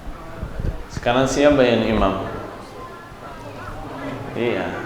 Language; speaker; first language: Indonesian; non-native, learner; Arabic